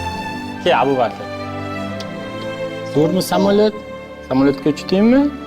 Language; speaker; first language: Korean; non-native, learner; Uzbek